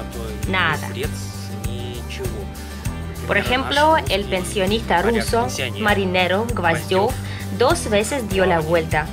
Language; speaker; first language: Spanish; non-native, fluent; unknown